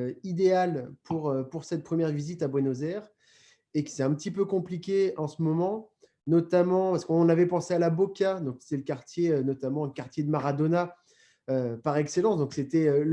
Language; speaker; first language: French; native; French